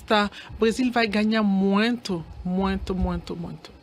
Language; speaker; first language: Portuguese; non-native, learner; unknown